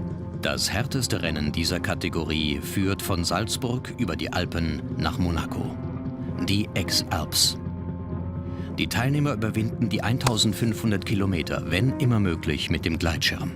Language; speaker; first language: German; native; German